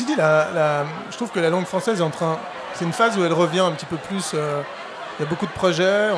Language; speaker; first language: French; native; French